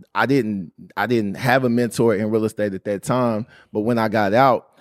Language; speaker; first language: English; native; English